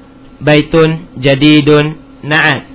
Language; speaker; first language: Arabic; non-native, fluent; Indonesian